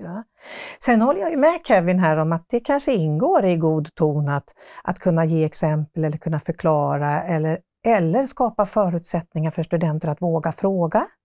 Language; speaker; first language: Swedish; native; Swedish